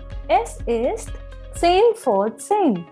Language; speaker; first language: German; non-native, fluent; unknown